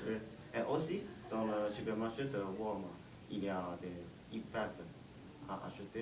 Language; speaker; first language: French; non-native, learner; Chinese